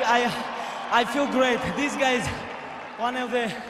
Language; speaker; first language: English; non-native, learner; Avaric